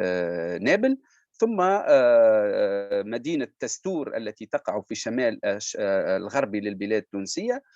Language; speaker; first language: Arabic; native; Arabic